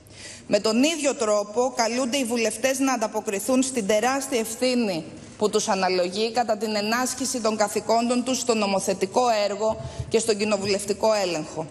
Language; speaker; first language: Greek; native; Greek